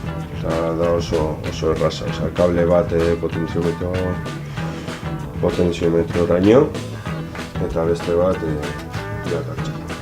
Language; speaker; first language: Basque; non-native, local second language; Spanish